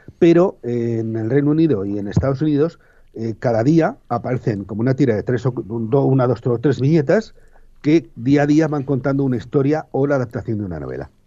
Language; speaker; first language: Spanish; native; Spanish